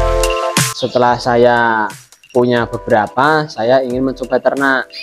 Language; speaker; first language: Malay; non-native, local second language; Javanese